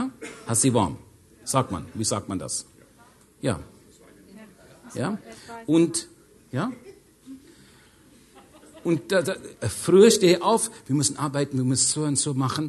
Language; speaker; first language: German; non-native, learner; English